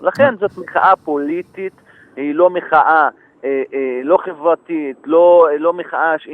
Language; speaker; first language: Hebrew; non-native, local second language; Arabic